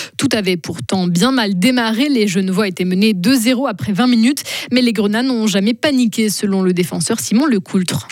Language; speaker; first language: French; native; French